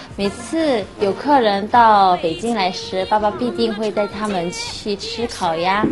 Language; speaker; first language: Chinese; non-native, fluent; Korean